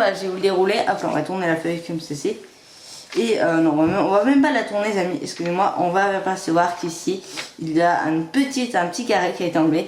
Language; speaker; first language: French; native; French